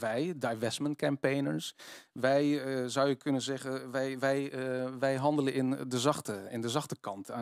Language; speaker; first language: Dutch; native; Dutch